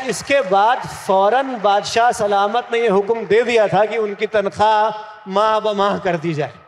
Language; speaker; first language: Hindi; native; Hindi